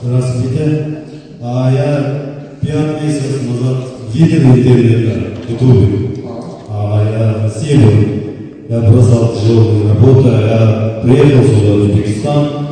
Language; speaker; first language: Russian; non-native, learner; Uzbek